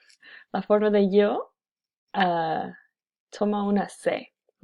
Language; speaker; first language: Spanish; non-native, fluent; English